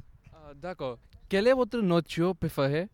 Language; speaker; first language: French; non-native, learner; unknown